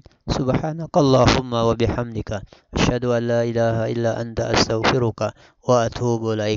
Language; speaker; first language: Arabic; non-native, fluent; Indonesian